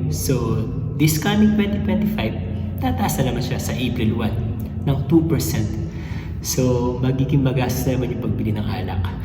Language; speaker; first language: Filipino; native; Filipino